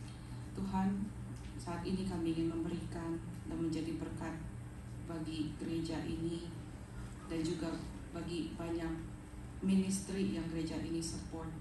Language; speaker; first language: Indonesian; native; Indonesian